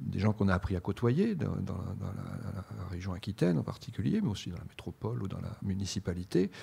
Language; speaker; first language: French; native; French